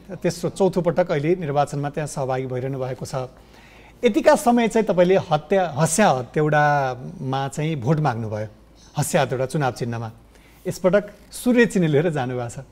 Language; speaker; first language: Nepali; native; Nepali